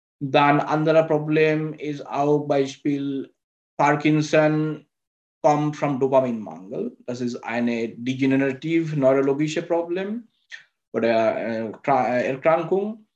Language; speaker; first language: German; non-native, learner; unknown